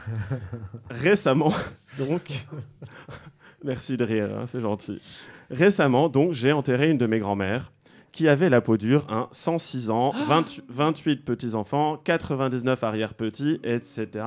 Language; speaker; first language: French; native; French